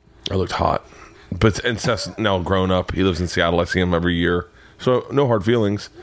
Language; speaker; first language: English; native; English